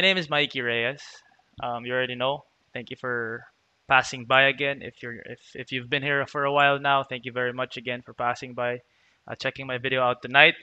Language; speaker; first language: English; non-native, local second language; Filipino